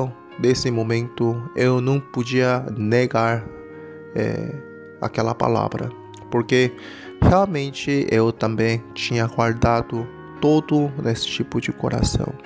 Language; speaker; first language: Portuguese; non-native, learner; Korean